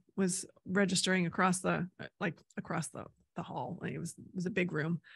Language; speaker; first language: English; native; English